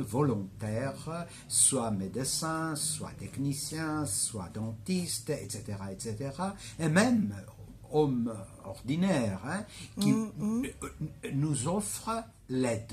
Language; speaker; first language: French; non-native, fluent; Greek